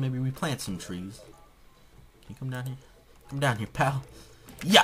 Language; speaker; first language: English; native; English